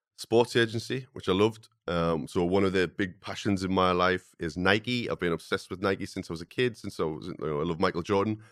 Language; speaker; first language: English; native; English